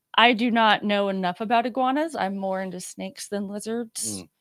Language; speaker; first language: English; native; English